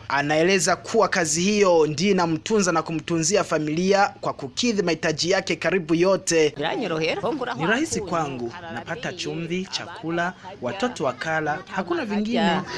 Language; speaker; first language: Swahili; non-native, local second language; Rundi